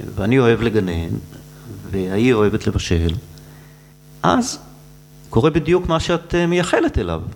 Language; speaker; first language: Hebrew; native; Hebrew